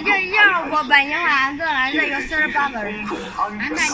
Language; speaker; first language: Chinese; native; Chinese